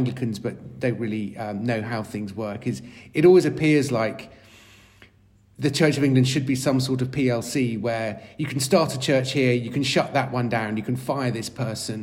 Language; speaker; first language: English; native; English